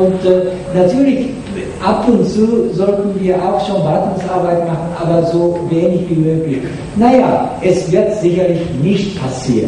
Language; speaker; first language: German; non-native, fluent; Japanese